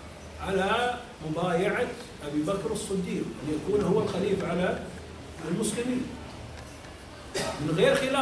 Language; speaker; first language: Arabic; native; Arabic